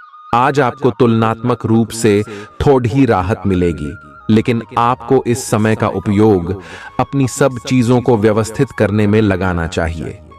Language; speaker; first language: Hindi; native; Hindi